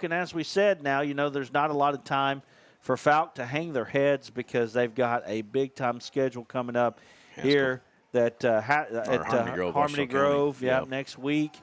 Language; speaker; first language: English; native; English